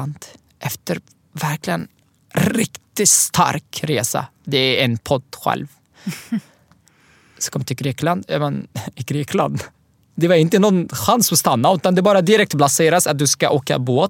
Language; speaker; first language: Swedish; non-native, learner; Arabic